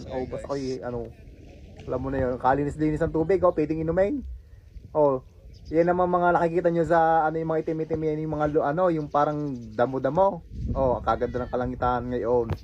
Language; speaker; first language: Filipino; native; Filipino